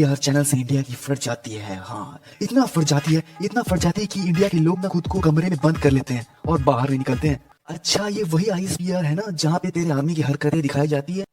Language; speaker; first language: Hindi; native; Hindi